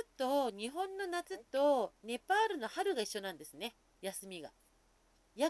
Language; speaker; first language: Japanese; native; Japanese